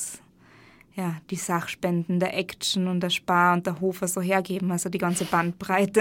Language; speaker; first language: German; native; German